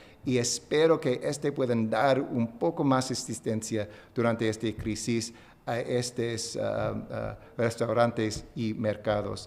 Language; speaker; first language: Spanish; non-native, fluent; English